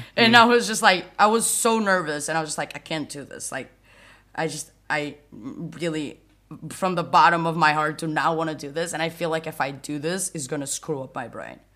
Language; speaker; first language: English; non-native, fluent; Portuguese